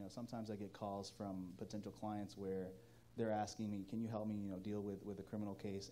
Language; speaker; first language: English; native; English